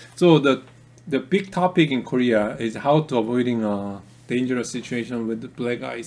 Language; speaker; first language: English; non-native, fluent; Korean